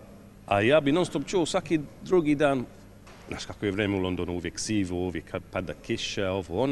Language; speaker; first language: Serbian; non-native, fluent; English